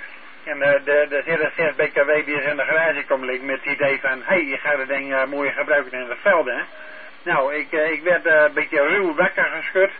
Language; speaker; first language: Dutch; native; Dutch